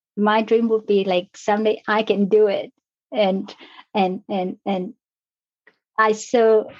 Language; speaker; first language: English; non-native, fluent; Vietnamese